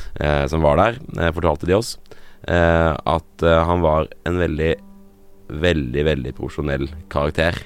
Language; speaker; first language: Norwegian; native; Norwegian